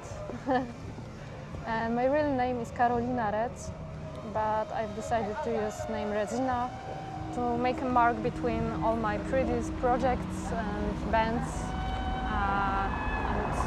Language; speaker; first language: English; non-native, fluent; Polish